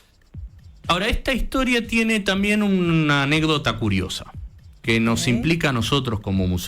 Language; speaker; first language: Spanish; native; Spanish